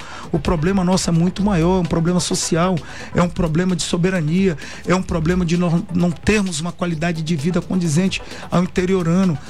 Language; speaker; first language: Portuguese; native; Portuguese